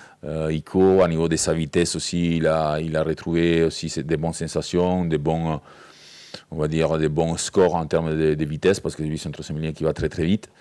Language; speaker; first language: French; native; French